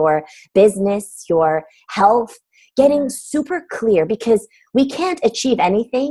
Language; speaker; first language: English; non-native, fluent; Turkish